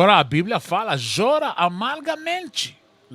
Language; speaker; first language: Portuguese; non-native, learner; Spanish